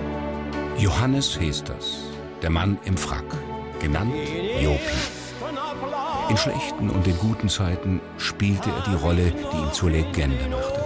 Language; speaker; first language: German; native; German